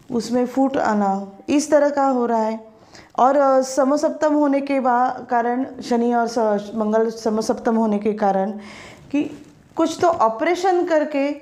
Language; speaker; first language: Hindi; non-native, local second language; Marathi